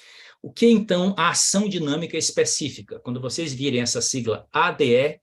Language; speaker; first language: Portuguese; native; Portuguese